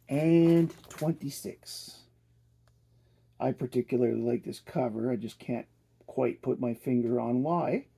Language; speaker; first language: English; native; English